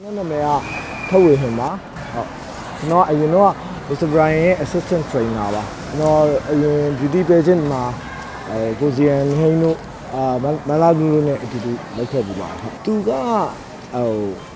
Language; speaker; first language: Burmese; native; Burmese